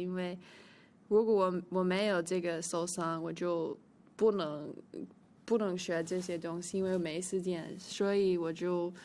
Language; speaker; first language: Chinese; early bilingual, heritage; English